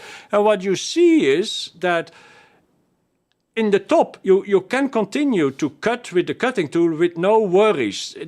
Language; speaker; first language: English; non-native, fluent; Dutch